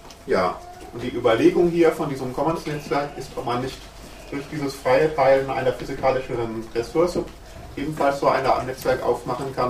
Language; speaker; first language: German; native; German